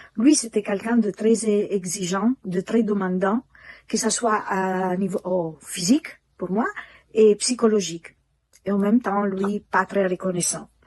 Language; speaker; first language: French; non-native, fluent; Italian